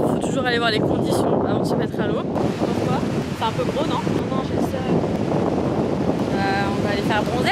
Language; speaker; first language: French; native; French